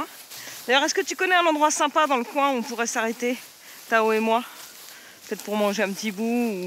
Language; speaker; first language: French; native; French